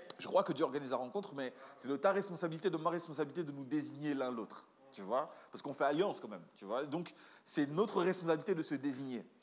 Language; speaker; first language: French; native; French